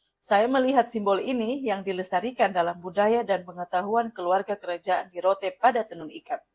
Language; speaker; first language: Indonesian; non-native, fluent; Russian